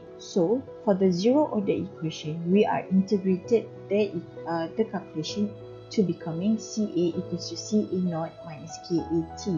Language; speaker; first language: English; non-native, local second language; Malay